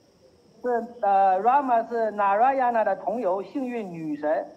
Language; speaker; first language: Chinese; native; Chinese